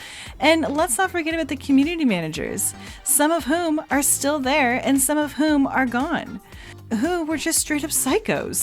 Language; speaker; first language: English; native; English